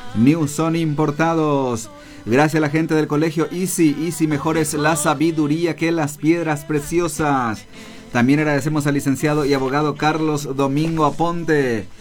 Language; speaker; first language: Spanish; non-native, local second language; Guarani